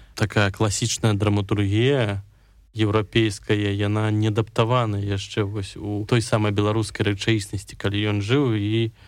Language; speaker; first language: Belarusian; non-native, local second language; Russian